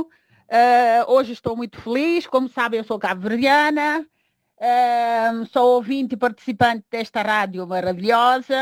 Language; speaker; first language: Portuguese; non-native, local second language; Kabuverdianu